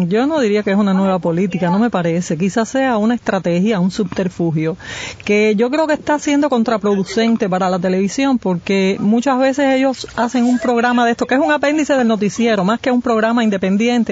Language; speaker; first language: Spanish; native; Spanish